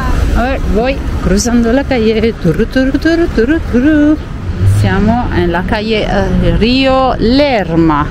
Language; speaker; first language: Spanish; non-native, fluent; Italian